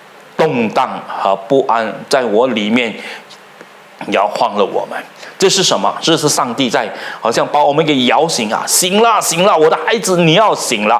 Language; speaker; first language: Chinese; native; Chinese